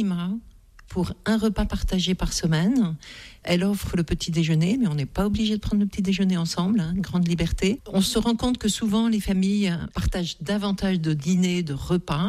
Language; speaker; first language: French; native; French